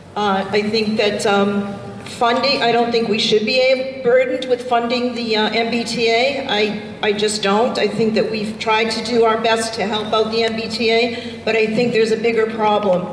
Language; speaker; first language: English; native; English